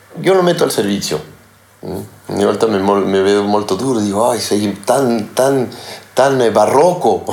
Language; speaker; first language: Italian; non-native, learner; Spanish